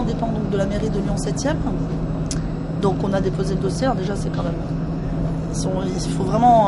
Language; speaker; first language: French; native; French